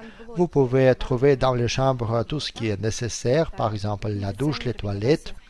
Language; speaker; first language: French; non-native, fluent; Russian